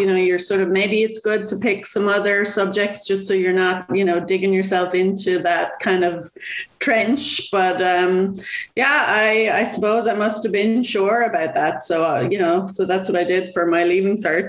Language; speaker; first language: English; native; English